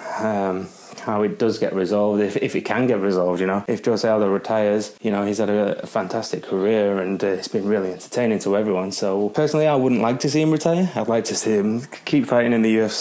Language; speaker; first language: English; native; English